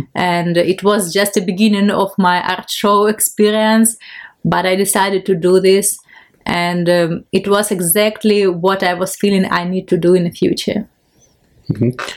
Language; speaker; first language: English; non-native, fluent; Ukrainian